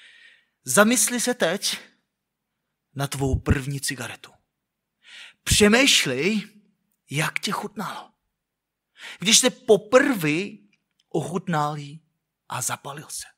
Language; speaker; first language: Czech; non-native, fluent; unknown